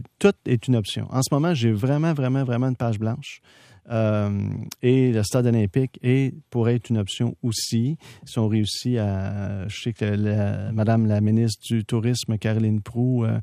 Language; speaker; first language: French; native; French